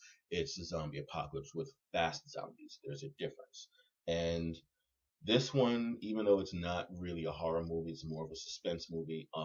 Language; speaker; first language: English; native; English